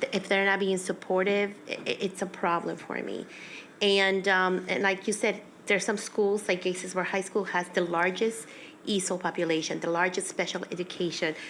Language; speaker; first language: English; early bilingual, other home language; Spanish